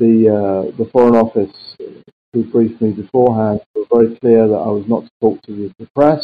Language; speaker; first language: English; native; English